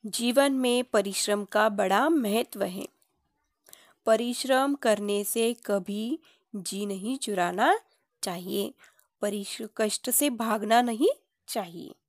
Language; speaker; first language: Hindi; non-native, local second language; Marathi